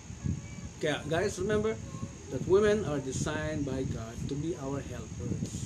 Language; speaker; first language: English; non-native, local second language; Filipino